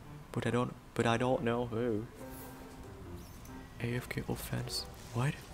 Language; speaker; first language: English; non-native, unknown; Indonesian